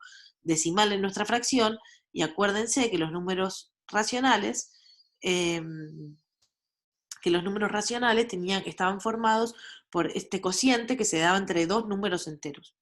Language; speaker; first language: Spanish; native; Spanish